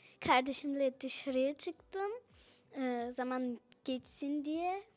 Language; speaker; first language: Turkish; early bilingual, other home language; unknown